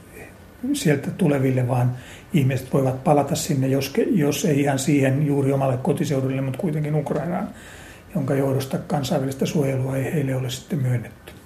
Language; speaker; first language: Finnish; native; Finnish